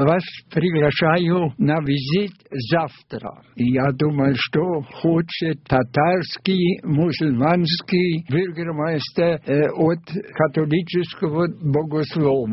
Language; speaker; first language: Russian; non-native, fluent; German